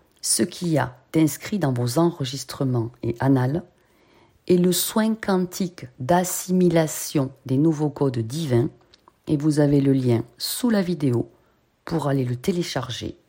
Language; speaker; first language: French; native; French